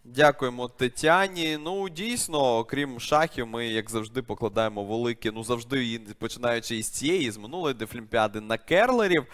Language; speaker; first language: Ukrainian; native; Ukrainian